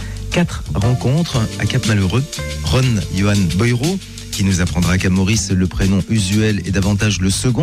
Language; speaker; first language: French; native; French